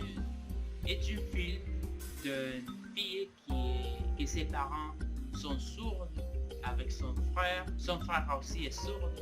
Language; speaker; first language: French; non-native, learner; Spanish